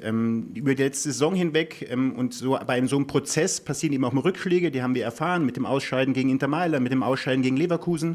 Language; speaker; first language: German; native; German